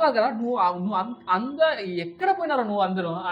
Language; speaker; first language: Telugu; non-native, local second language; Tamil